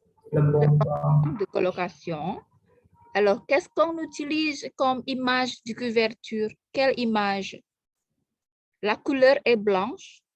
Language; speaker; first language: French; non-native, fluent; Indonesian